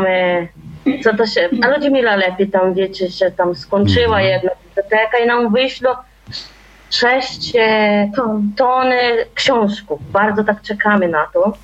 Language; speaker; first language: Polish; early bilingual, heritage; Polish